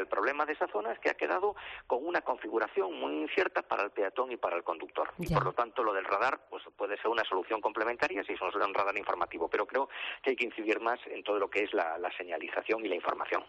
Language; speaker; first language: Spanish; native; Spanish